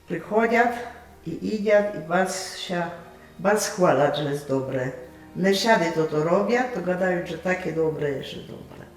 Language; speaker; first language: Polish; non-native, local second language; Rusyn